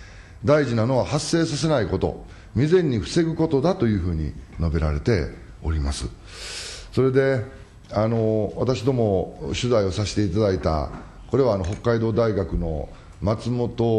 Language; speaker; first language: Japanese; native; Japanese